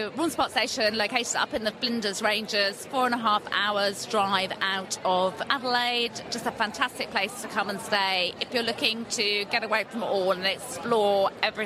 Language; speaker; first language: English; native; English